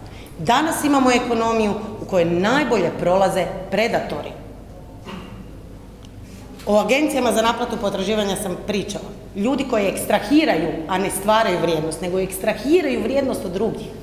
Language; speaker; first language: Croatian; native; Croatian